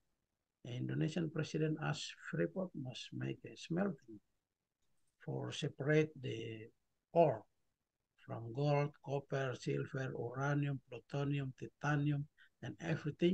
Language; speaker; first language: English; non-native, learner; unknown